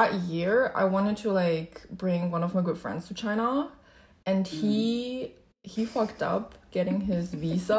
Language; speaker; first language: English; non-native, fluent; Chinese